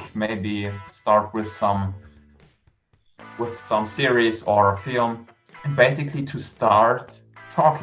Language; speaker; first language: English; non-native, fluent; German